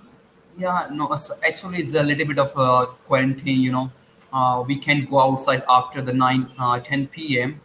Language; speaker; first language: English; non-native, learner; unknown